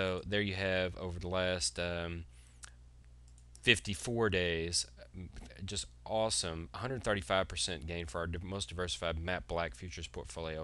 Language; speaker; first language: English; native; English